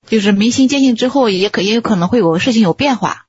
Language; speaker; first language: Chinese; native; Chinese